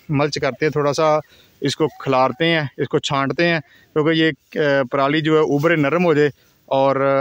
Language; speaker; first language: Urdu; non-native, local second language; Punjabi